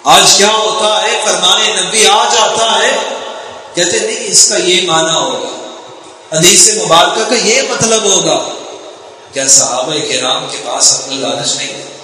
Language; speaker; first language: Urdu; native; Urdu